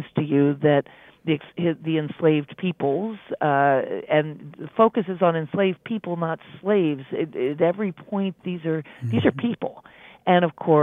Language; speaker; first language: English; native; English